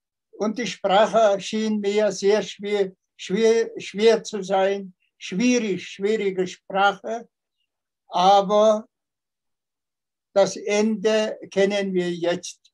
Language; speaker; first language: German; non-native, fluent; Tuvinian